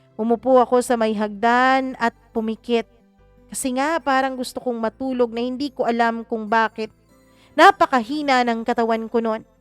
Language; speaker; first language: Filipino; non-native, local second language; Cebuano